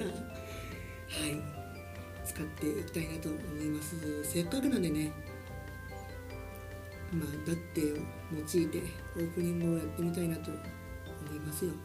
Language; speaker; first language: Japanese; native; Japanese